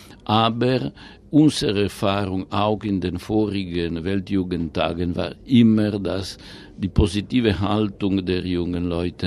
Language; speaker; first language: German; non-native, fluent; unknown